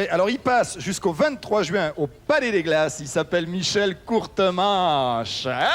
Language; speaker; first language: French; native; French